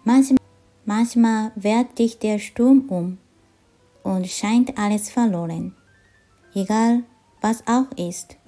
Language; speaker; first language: German; non-native, fluent; Japanese